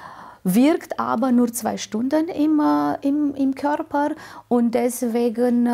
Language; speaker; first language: German; non-native, fluent; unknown